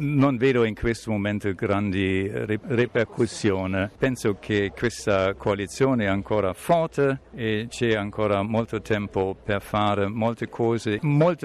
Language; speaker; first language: Italian; non-native, fluent; German